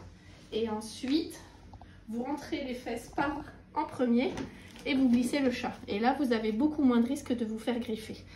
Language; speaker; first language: French; native; French